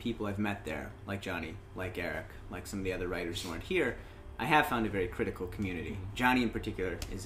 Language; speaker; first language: English; native; English